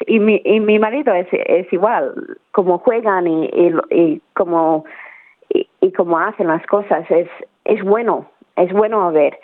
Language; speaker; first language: Spanish; early bilingual, heritage; Spanish